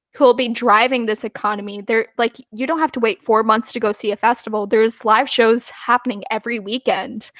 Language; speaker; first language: English; non-native, fluent; Punjabi